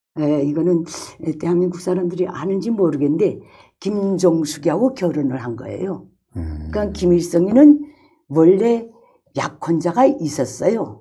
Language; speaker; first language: Korean; early bilingual, other home language; Chinese